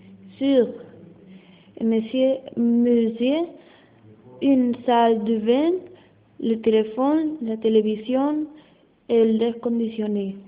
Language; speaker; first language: French; non-native, learner; Spanish